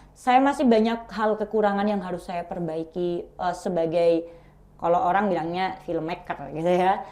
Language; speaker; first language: Indonesian; non-native, local second language; Madurese